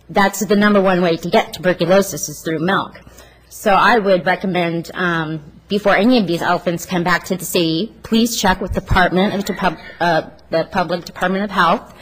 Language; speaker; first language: English; native; English